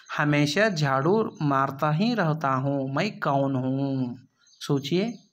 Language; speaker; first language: Hindi; non-native, local second language; Kannada